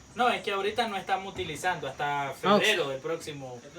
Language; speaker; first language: Spanish; native; Spanish